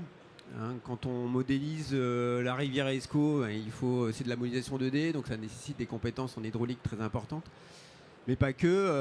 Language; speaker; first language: French; native; French